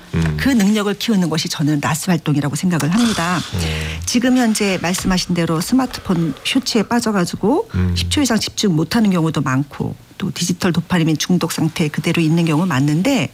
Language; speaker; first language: Korean; native; Korean